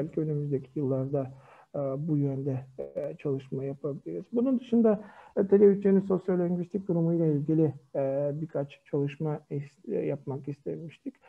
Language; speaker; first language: Turkish; non-native, fluent; Kyrgyz